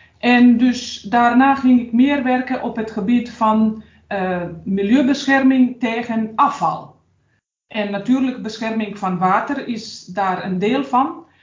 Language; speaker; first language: Dutch; non-native, fluent; Bosnian